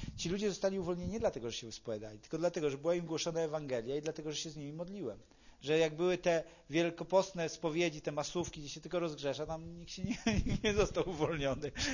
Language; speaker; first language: Polish; native; Polish